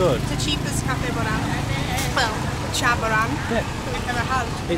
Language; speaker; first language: English; native; English